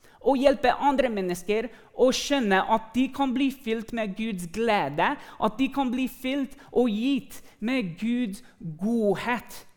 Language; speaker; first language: Norwegian; early bilingual, other home language; English